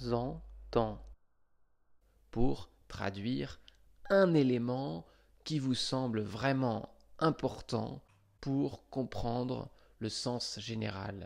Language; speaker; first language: French; non-native, fluent; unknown